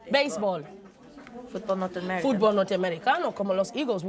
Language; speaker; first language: Spanish; non-native, fluent; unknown